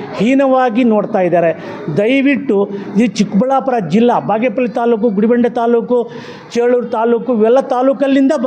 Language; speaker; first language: Kannada; non-native, local second language; Lambadi